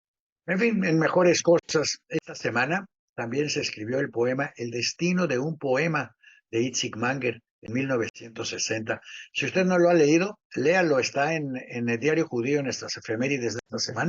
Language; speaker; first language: Spanish; native; Spanish